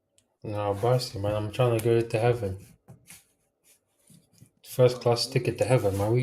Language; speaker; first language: English; early bilingual, heritage; Arabic